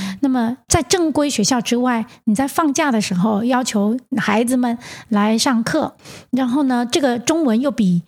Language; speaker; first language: Chinese; native; Chinese